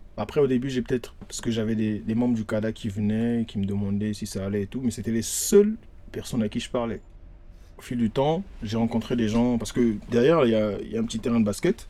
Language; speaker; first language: French; non-native, local second language; Lingala